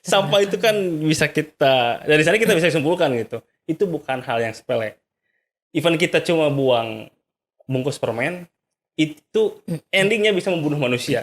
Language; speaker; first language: Indonesian; native; Indonesian